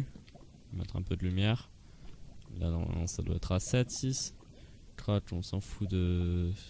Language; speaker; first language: French; native; French